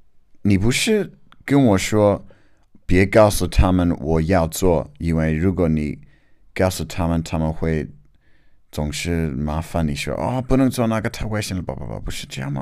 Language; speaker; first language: Chinese; non-native, learner; English